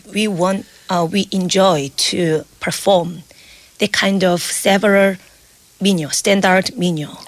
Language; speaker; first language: English; non-native, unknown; Korean